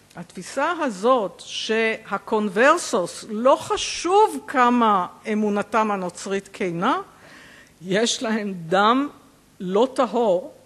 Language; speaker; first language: Hebrew; native; Hebrew